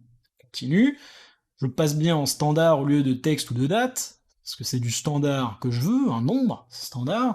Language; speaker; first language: French; native; French